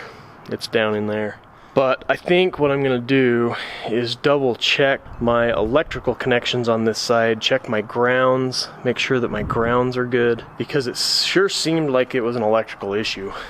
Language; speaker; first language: English; native; English